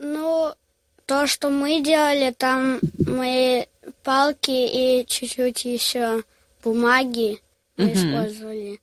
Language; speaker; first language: Russian; early bilingual, heritage; Russian